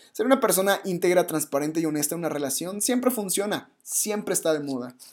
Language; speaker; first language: Spanish; native; Spanish